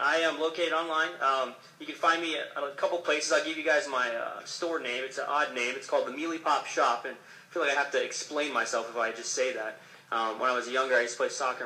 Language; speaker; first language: English; native; English